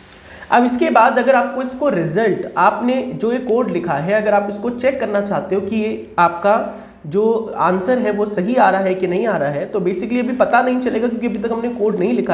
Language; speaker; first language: Hindi; native; Hindi